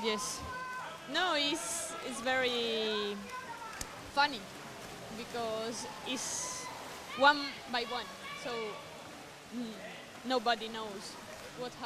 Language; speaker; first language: English; non-native, learner; Spanish